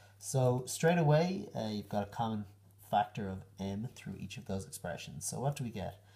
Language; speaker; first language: English; native; English